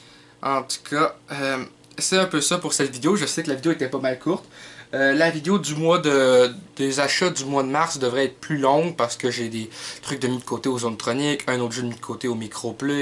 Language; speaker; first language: French; native; French